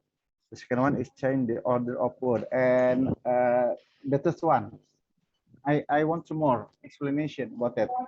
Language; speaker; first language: English; non-native, fluent; Indonesian